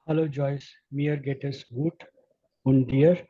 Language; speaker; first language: German; non-native, learner; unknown